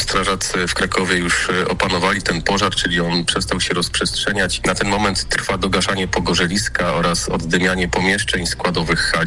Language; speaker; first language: Polish; native; Polish